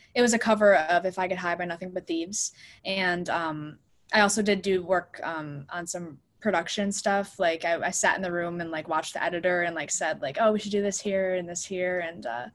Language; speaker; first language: English; native; English